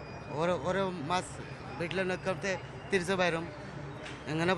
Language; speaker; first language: Malayalam; non-native, learner; Bangla